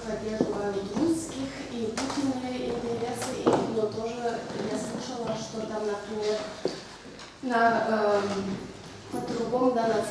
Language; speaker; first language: Russian; non-native, fluent; German